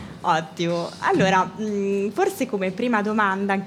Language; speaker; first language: Italian; native; Italian